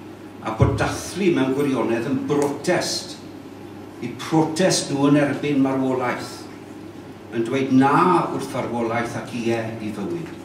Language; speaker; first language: Welsh; native; Welsh